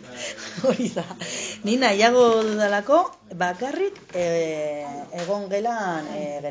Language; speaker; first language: Basque; non-native, learner; Spanish